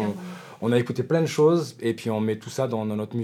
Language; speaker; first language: French; native; French